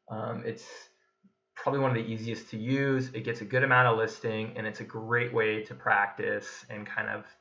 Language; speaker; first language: English; native; English